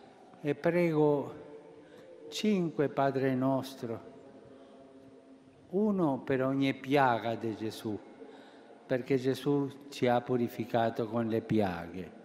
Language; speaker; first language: Italian; non-native, fluent; Spanish